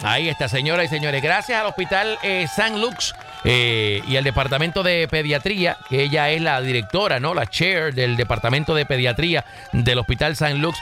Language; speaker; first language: Spanish; native; Spanish